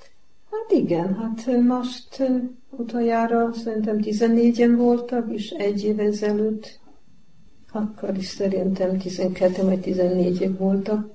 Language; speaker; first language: Hungarian; non-native, learner; Polish